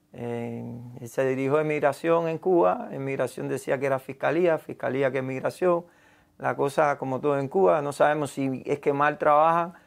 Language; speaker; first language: Spanish; native; Spanish